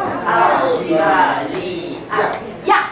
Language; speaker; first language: Chinese; non-native, learner; Vietnamese